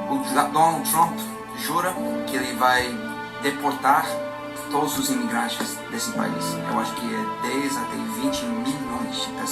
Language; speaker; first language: Portuguese; non-native, fluent; English